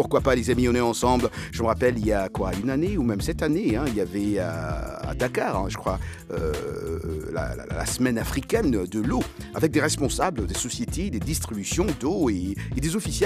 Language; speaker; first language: French; non-native, local second language; Lingala